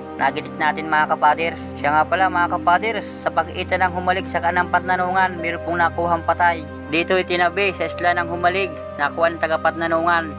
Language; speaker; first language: Filipino; non-native, local second language; Bikol